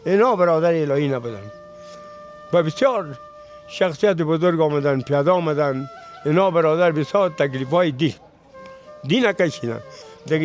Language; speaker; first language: Persian; native; Persian